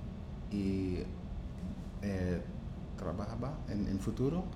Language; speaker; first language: Spanish; non-native, learner; English